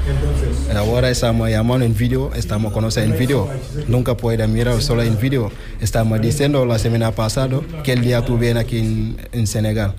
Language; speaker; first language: Spanish; non-native, learner; Wolof